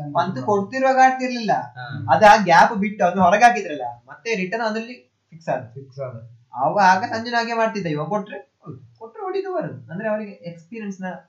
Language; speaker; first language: Kannada; non-native, local second language; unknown